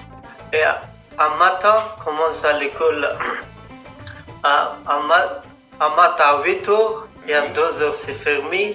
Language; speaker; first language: French; non-native, learner; Persian